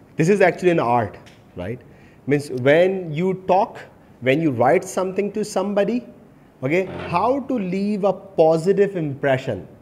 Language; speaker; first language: English; non-native, local second language; Urdu